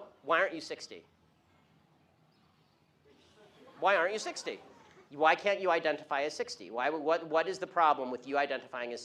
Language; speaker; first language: English; native; English